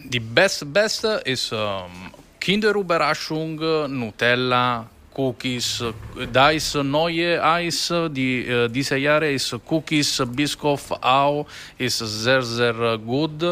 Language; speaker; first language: German; non-native, learner; Italian